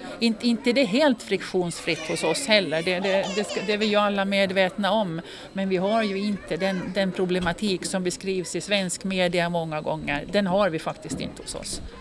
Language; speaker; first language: Swedish; native; Swedish